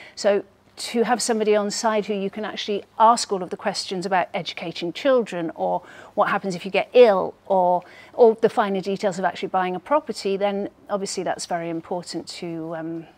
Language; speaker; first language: English; native; English